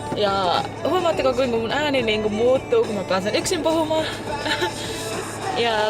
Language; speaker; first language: Finnish; native; Finnish